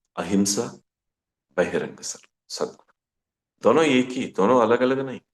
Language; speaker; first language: Hindi; non-native, local second language; Kannada